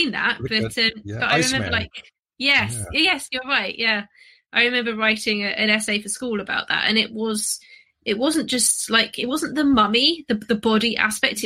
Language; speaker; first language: English; native; English